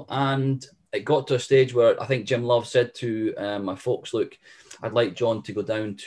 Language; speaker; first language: English; native; English